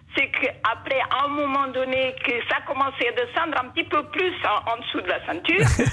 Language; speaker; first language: French; non-native, fluent; Portuguese